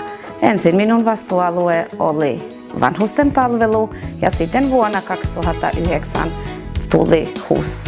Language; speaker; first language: Finnish; non-native, fluent; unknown